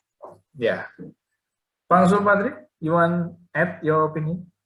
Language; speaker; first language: English; non-native, learner; Indonesian